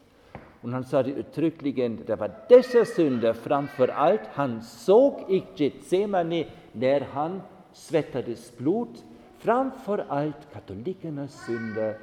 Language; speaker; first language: Swedish; non-native, fluent; German